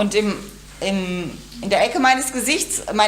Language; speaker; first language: German; native; German